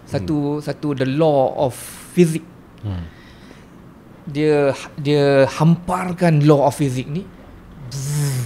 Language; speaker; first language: Malay; native; Malay